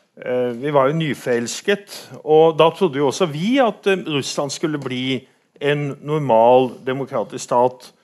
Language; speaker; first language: Norwegian; native; Norwegian